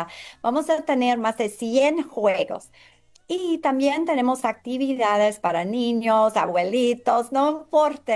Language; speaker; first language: Spanish; early bilingual, heritage; English